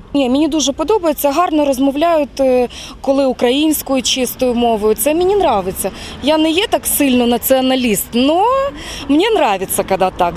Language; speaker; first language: Ukrainian; non-native, local second language; Russian